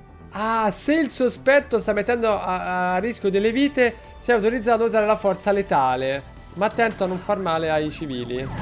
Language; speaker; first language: Italian; native; Italian